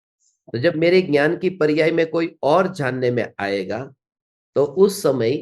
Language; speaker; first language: Hindi; non-native, local second language; Gujarati